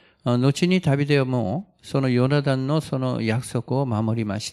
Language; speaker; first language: Japanese; non-native, fluent; Korean